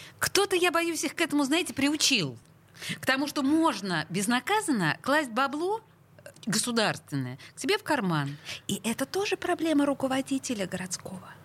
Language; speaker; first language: Russian; native; Russian